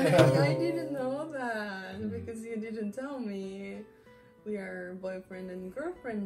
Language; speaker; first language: English; non-native, learner; Japanese